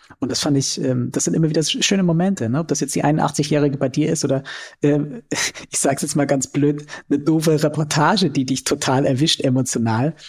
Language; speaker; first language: German; native; German